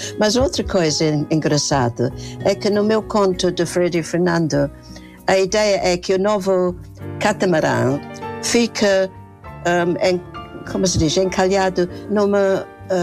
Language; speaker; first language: Portuguese; non-native, fluent; English